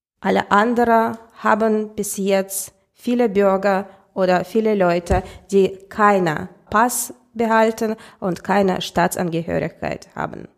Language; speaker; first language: German; non-native, fluent; Russian